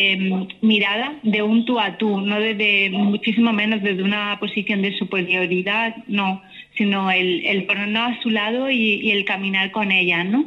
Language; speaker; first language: Spanish; native; Spanish